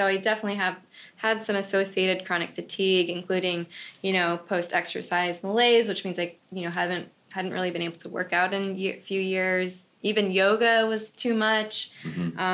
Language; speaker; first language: English; native; English